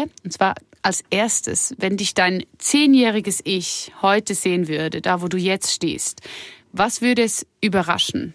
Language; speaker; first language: German; native; German